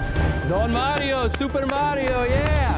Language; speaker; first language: Spanish; non-native, learner; English